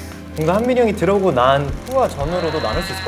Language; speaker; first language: Korean; native; Korean